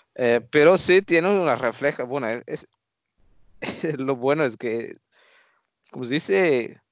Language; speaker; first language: Spanish; non-native, fluent; Dutch